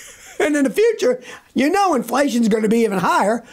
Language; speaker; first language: English; native; English